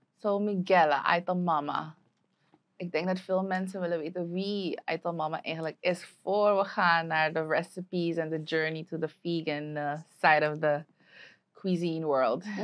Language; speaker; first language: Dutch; native; Dutch